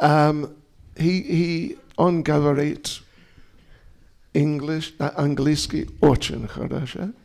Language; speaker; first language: Russian; non-native, learner; English